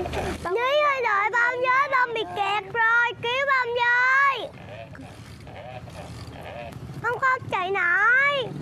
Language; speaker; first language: Vietnamese; native; Vietnamese